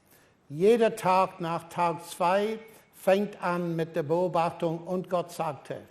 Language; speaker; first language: German; non-native, fluent; English